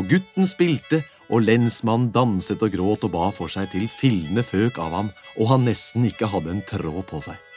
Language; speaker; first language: Norwegian; native; Norwegian